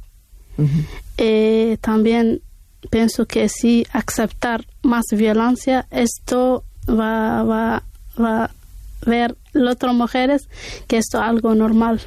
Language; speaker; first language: Spanish; non-native, learner; Arabic